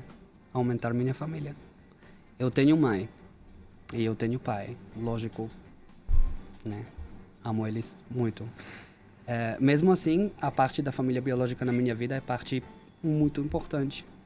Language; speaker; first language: Portuguese; non-native, fluent; Hebrew